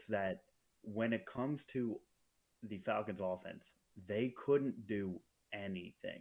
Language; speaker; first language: English; native; English